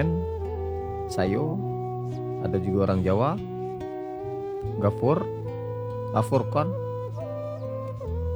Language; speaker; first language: Indonesian; native; Indonesian